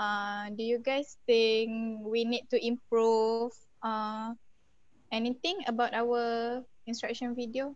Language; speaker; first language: English; non-native, local second language; Malay